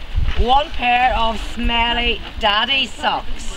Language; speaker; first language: English; native; English